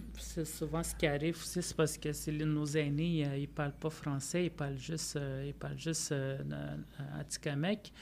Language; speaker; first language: French; non-native, local second language; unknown